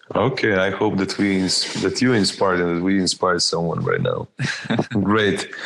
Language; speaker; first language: English; non-native, fluent; Croatian